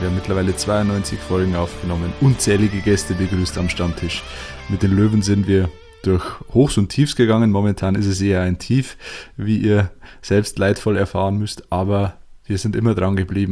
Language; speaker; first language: German; native; German